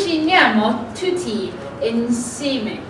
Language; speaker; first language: Italian; non-native, learner; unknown